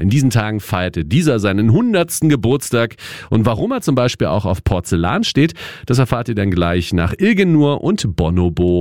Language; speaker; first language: German; native; German